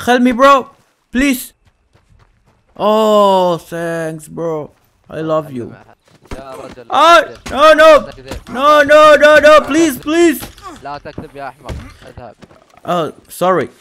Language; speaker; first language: English; non-native, learner; Spanish